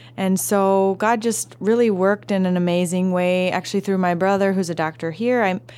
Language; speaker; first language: English; native; English